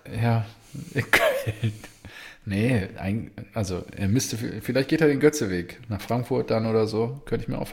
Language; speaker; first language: German; native; German